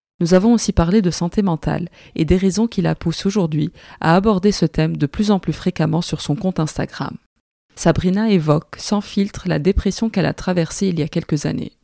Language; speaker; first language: French; native; French